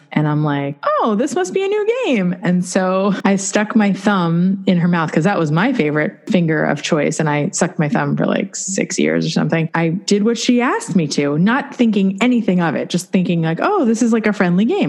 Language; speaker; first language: English; native; English